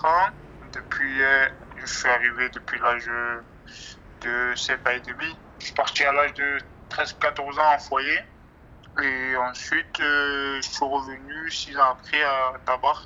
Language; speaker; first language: French; native; French